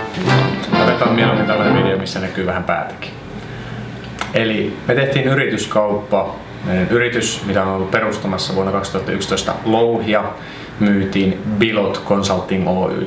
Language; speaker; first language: Finnish; native; Finnish